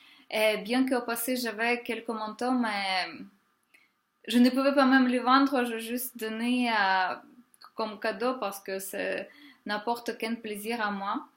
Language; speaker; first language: French; non-native, fluent; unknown